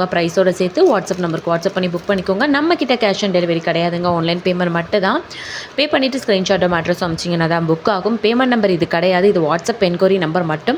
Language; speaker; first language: Tamil; native; Tamil